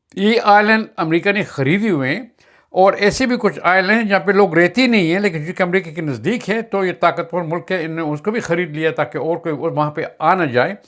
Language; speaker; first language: Urdu; native; Urdu